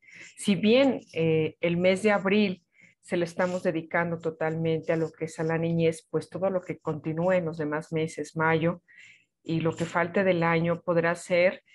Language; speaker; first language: Spanish; native; Spanish